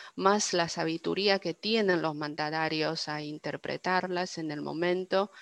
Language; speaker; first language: Spanish; non-native, fluent; Chinese